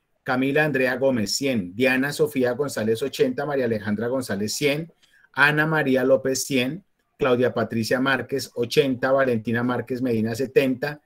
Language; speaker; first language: Spanish; native; Spanish